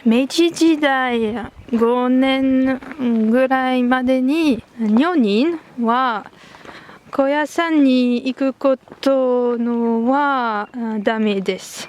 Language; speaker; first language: Japanese; non-native, learner; French